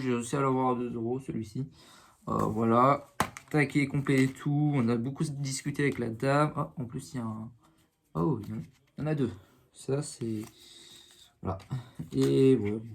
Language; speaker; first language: French; native; French